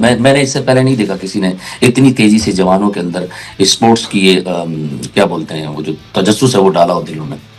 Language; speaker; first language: Urdu; non-native, local second language; Pashto